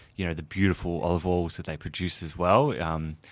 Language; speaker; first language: English; native; English